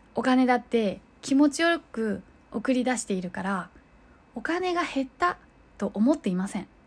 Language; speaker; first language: Japanese; early bilingual, other home language; Chinese